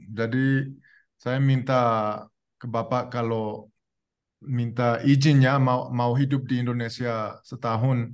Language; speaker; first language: Indonesian; non-native, fluent; Spanish